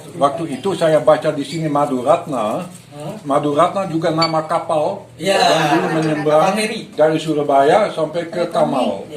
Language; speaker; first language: Indonesian; non-native, fluent; Dutch